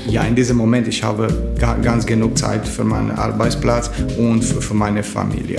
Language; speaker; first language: German; non-native, learner; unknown